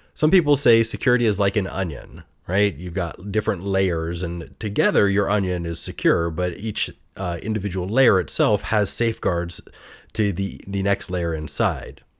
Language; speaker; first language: English; native; English